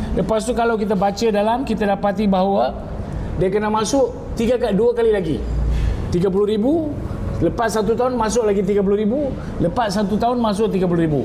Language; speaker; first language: Malay; non-native, local second language; Tamil